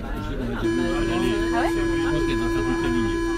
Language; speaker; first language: French; native; French